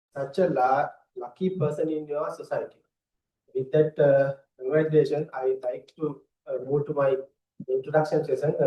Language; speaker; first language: English; non-native, local second language; Sinhala